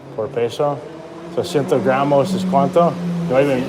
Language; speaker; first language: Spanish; non-native, learner; English